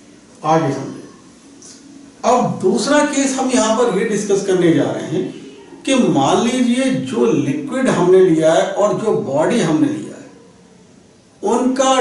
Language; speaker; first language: Hindi; native; Hindi